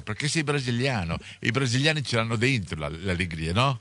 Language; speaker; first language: Italian; native; Italian